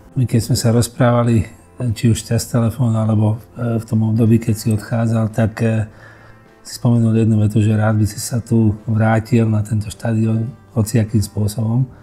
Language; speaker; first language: Slovak; non-native, local second language; Hungarian